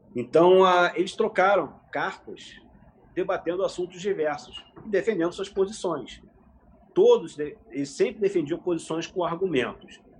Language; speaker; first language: Portuguese; native; Portuguese